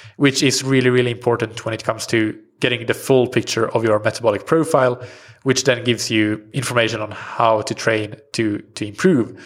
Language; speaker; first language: English; non-native, fluent; Swedish